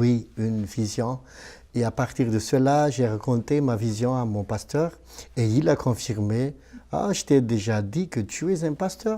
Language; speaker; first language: French; non-native, local second language; Malagasy